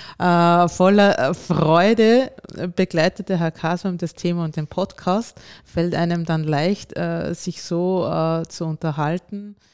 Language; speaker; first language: German; native; German